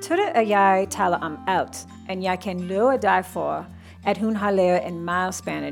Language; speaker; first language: Danish; non-native, learner; English